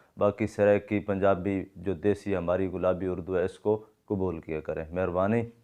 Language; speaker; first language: Urdu; non-native, local second language; Saraiki